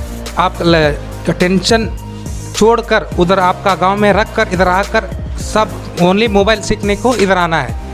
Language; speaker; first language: Hindi; non-native, local second language; Kannada